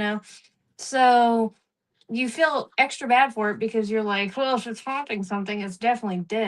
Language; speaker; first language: English; native; English